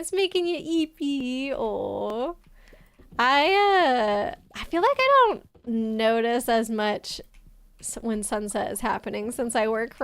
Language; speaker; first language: English; native; English